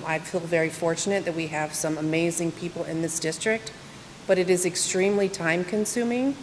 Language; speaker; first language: English; native; English